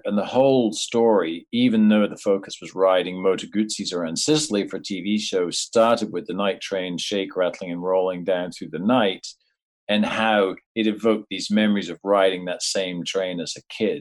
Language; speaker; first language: English; native; English